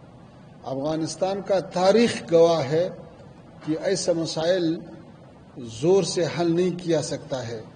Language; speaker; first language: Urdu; non-native, fluent; Pashto